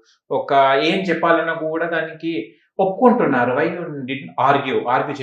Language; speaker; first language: Telugu; native; Telugu